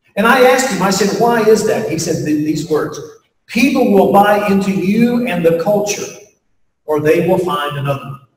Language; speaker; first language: English; native; English